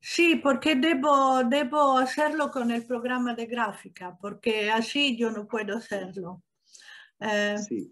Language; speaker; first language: Spanish; non-native, learner; Italian